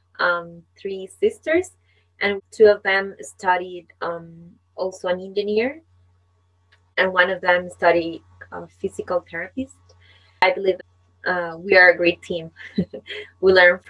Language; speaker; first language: English; non-native, fluent; Spanish